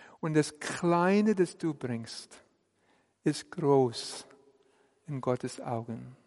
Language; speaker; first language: German; non-native, fluent; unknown